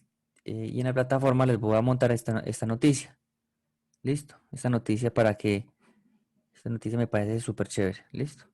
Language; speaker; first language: Spanish; native; Spanish